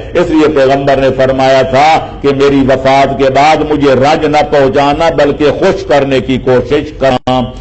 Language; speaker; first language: Urdu; non-native, local second language; Punjabi